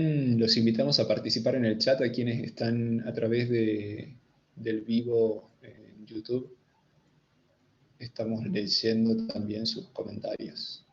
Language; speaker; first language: Spanish; native; Spanish